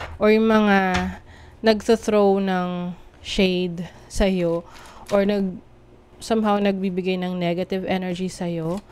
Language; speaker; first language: Filipino; native; Filipino